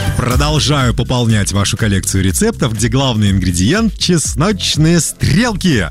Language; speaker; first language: Russian; native; Russian